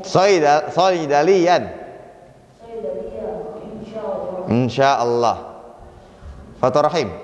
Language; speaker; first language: Arabic; non-native, fluent; Indonesian